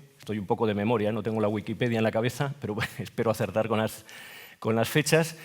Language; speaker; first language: Spanish; native; Spanish